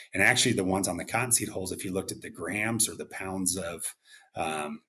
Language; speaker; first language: English; native; English